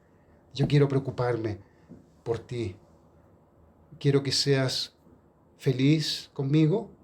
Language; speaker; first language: Spanish; native; Spanish